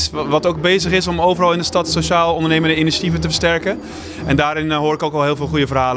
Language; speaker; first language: Dutch; native; Dutch